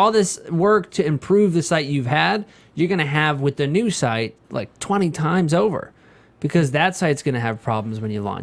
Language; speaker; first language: English; native; English